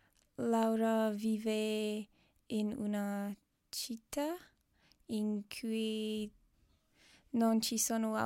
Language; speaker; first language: Italian; non-native, learner; English